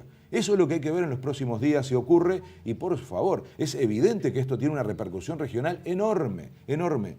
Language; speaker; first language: Spanish; native; Spanish